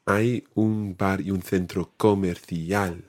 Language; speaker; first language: Spanish; non-native, fluent; English